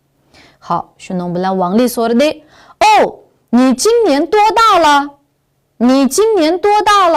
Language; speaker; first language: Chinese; non-native, local second language; Uyghur